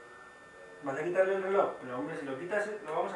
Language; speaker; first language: Spanish; native; Spanish